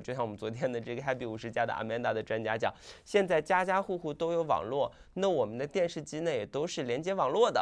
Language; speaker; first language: Chinese; native; Chinese